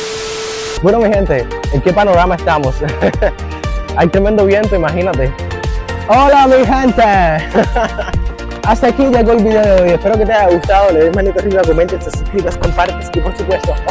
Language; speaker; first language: Spanish; native; Spanish